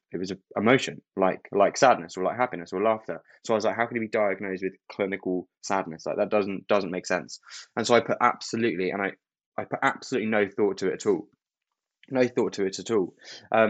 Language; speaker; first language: English; native; English